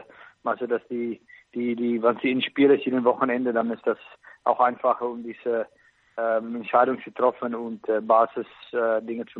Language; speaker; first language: German; non-native, fluent; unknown